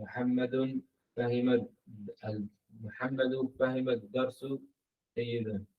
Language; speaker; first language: Arabic; non-native, learner; English